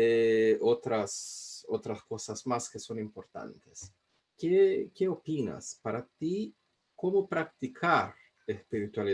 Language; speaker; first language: Spanish; non-native, fluent; Portuguese